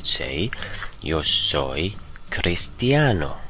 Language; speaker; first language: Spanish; non-native, fluent; Arabic